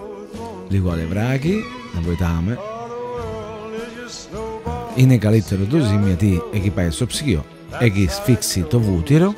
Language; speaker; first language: Greek; non-native, learner; Italian